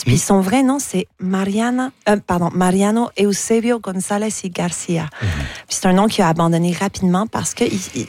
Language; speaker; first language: French; native; French